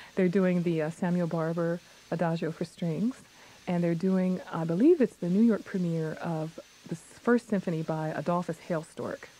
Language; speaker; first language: English; native; English